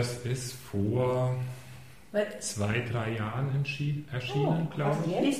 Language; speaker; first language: German; native; German